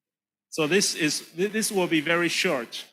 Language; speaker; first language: English; non-native, fluent; Chinese